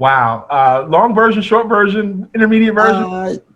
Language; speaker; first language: English; native; English